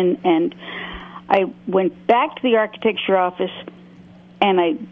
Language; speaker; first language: English; native; English